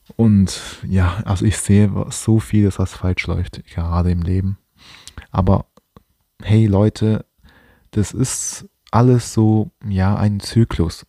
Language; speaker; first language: German; non-native, fluent; Chinese